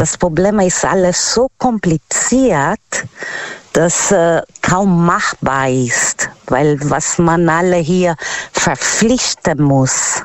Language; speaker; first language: German; non-native, learner; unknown